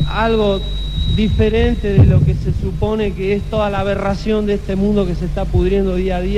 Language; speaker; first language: Spanish; native; Spanish